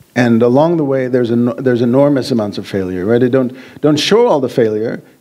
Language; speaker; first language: English; native; English